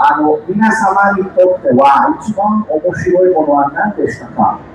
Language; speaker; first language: Japanese; non-native, fluent; Portuguese